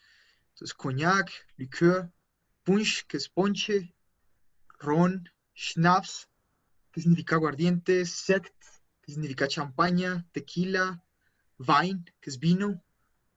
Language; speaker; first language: Spanish; native; Spanish